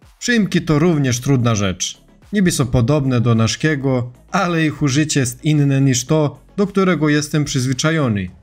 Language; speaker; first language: Polish; non-native, fluent; Serbian